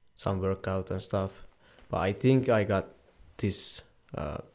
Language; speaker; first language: English; non-native, learner; Finnish